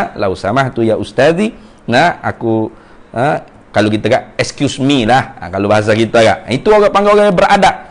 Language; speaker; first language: Malay; native; Malay